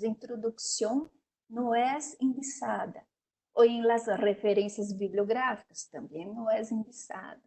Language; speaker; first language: Spanish; non-native, learner; Portuguese